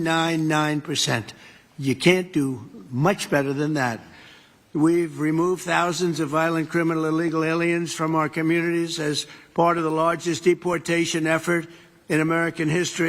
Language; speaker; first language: English; native; English